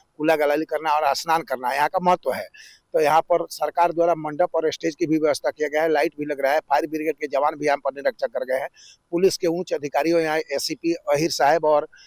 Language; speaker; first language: Hindi; native; Hindi